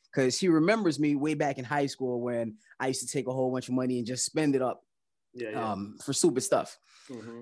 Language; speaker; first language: English; early bilingual, other home language; Haitian Creole